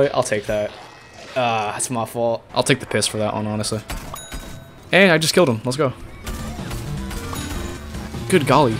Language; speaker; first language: English; native; English